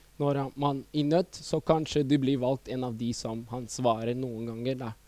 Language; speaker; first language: Norwegian; non-native, fluent; Estonian